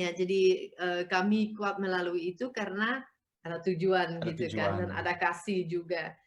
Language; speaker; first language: Indonesian; non-native, fluent; Dutch